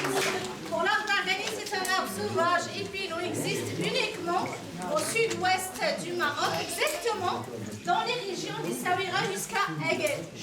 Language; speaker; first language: French; non-native, local second language; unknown